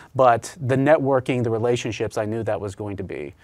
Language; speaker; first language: English; native; English